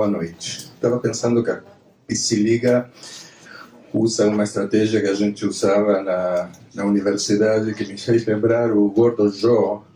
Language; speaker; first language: Portuguese; non-native, fluent; Spanish